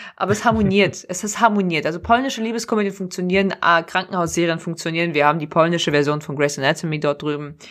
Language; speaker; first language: German; early bilingual, other home language; Polish